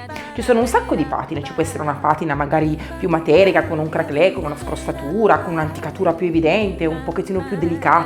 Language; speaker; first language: Italian; native; Italian